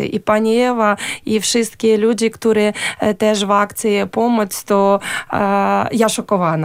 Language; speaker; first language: Polish; non-native, learner; Ukrainian